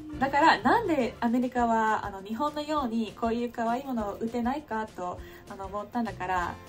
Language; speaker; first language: Japanese; non-native, fluent; English